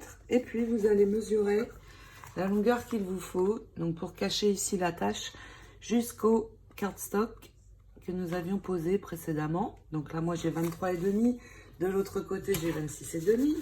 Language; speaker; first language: French; native; French